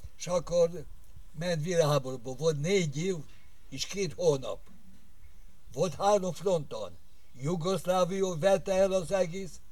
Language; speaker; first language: Hungarian; non-native, local second language; Rusyn